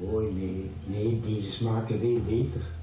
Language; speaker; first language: Dutch; non-native, local second language; Limburgish